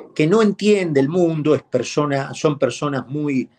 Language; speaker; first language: Spanish; native; Spanish